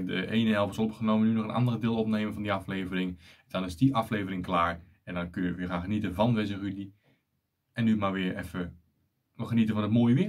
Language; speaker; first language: Dutch; native; Dutch